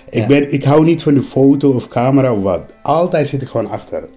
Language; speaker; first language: Dutch; non-native, learner; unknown